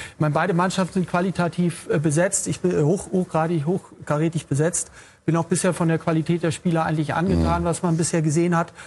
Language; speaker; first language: German; native; German